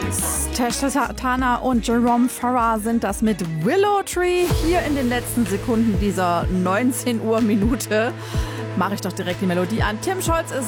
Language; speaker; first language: German; native; German